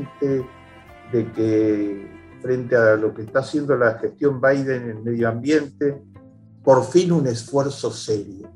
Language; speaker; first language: Spanish; native; Spanish